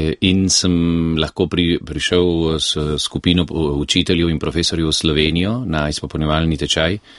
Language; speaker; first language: Slovenian; early bilingual, heritage; Slovenian